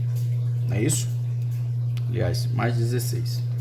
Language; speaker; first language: Portuguese; native; Portuguese